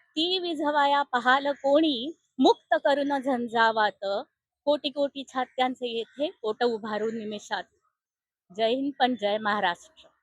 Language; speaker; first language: Marathi; native; Marathi